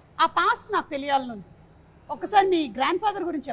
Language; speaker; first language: Telugu; native; Telugu